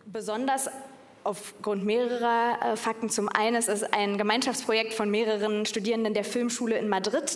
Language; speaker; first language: German; native; German